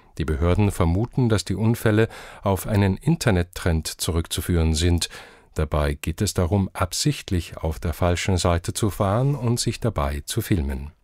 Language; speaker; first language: German; native; German